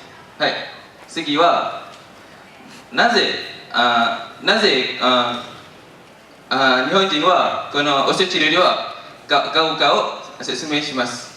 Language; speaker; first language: Japanese; non-native, learner; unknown